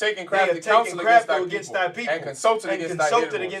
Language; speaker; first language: English; native; English